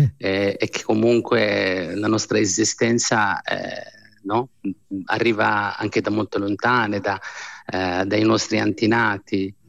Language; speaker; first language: Italian; non-native, fluent; Arabic